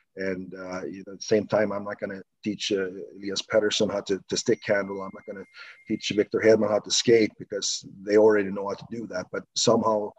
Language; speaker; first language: English; non-native, fluent; Swedish